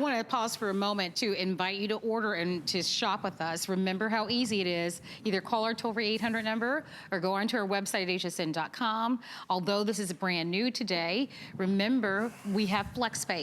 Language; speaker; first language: English; native; English